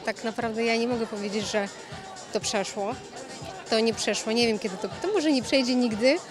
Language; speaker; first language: Polish; non-native, fluent; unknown